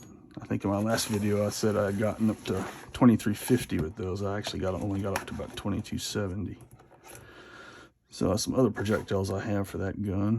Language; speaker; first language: English; native; English